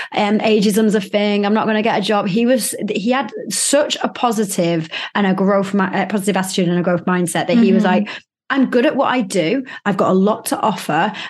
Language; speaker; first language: English; native; English